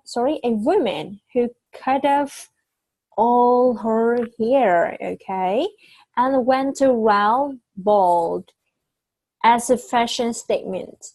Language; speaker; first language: English; non-native, fluent; Vietnamese